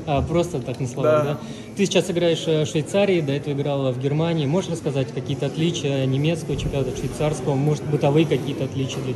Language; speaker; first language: Russian; native; Russian